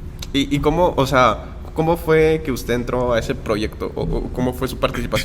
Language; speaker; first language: Spanish; native; Spanish